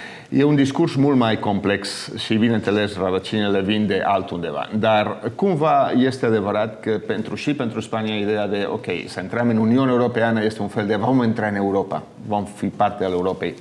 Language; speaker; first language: Romanian; non-native, fluent; Catalan